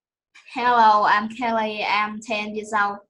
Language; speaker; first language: English; non-native, learner; Vietnamese